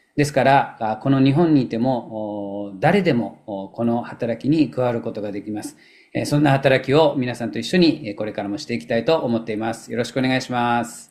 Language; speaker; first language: Japanese; native; Japanese